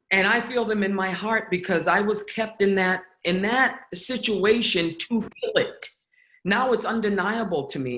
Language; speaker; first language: English; native; English